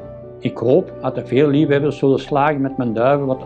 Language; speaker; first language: Dutch; native; Dutch